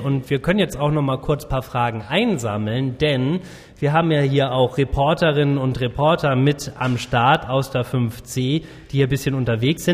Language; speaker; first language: German; native; German